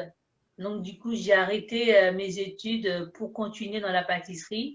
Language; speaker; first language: French; early bilingual, other home language; Haitian Creole